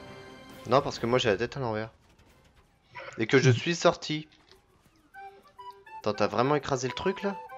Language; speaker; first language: French; native; French